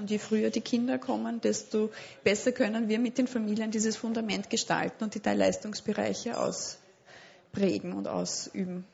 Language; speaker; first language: German; native; German